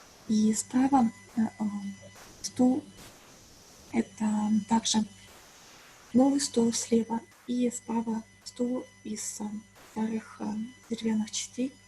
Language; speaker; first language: Russian; native; Russian